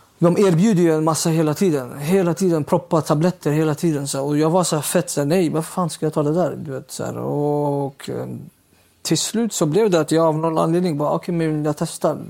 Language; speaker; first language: Swedish; early bilingual, other home language; Uyghur